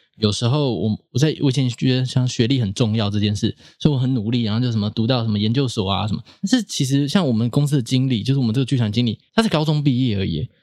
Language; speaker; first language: Chinese; native; Chinese